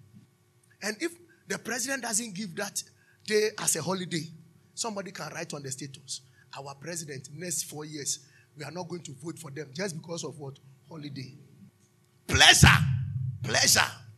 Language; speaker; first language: English; non-native, local second language; Akan